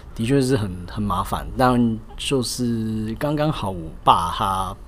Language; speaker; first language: Chinese; native; Chinese